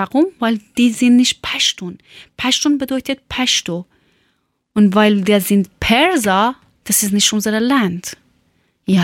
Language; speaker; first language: German; non-native, learner; Persian